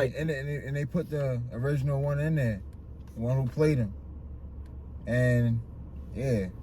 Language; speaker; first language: English; native; English